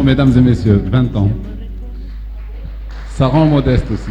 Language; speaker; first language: French; non-native, local second language; Arabic